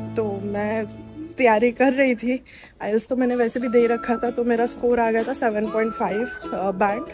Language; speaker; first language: Hindi; non-native, local second language; Kannada